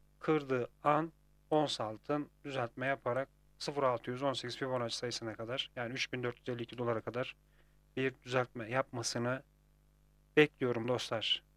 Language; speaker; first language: Turkish; native; Turkish